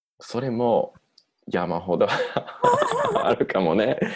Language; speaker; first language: Japanese; non-native, learner; English